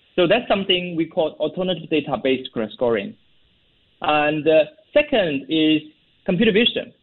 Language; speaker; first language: English; non-native, fluent; Chinese